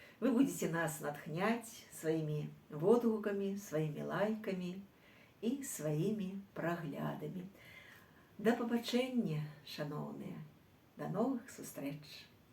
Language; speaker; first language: Belarusian; native; Belarusian